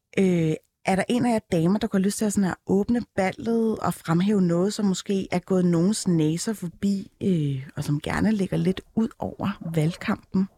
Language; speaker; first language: Danish; early bilingual, other home language; Turkish